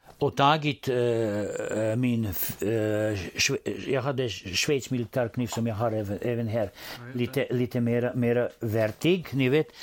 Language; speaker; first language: Swedish; non-native, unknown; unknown